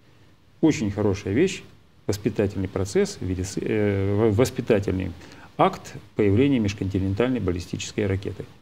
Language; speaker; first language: Russian; native; Russian